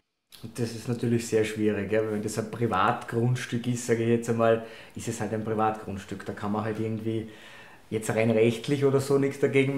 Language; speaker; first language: German; native; German